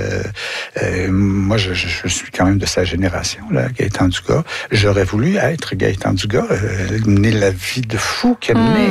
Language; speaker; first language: French; native; French